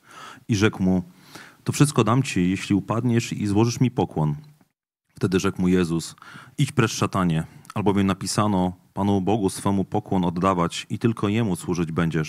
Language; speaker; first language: Polish; native; Polish